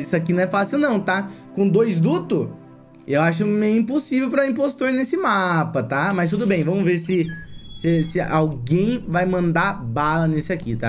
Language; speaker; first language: Portuguese; native; Portuguese